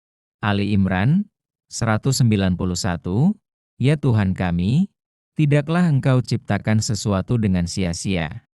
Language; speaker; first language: Indonesian; native; Indonesian